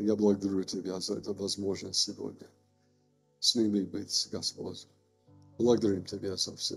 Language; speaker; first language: Russian; non-native, learner; English